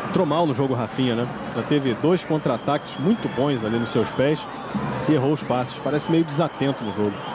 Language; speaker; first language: Portuguese; native; Portuguese